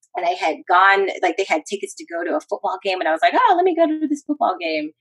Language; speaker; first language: English; early bilingual, other home language; Spanish